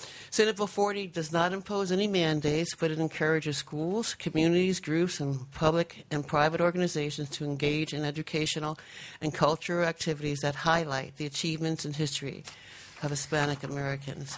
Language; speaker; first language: English; native; English